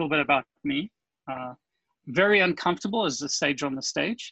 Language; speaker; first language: English; native; English